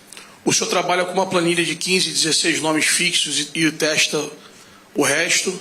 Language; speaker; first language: Portuguese; native; Portuguese